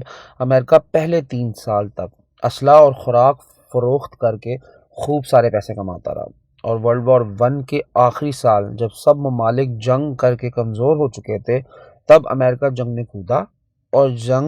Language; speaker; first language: Urdu; native; Urdu